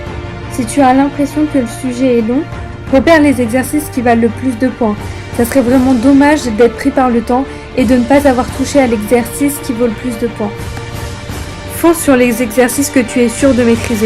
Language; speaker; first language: French; native; French